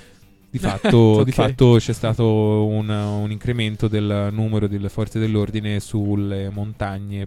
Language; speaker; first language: Italian; native; Italian